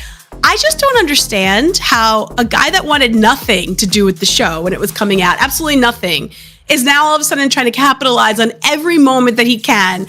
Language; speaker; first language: English; native; English